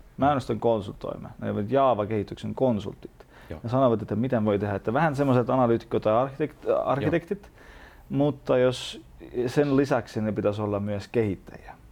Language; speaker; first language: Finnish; non-native, fluent; Estonian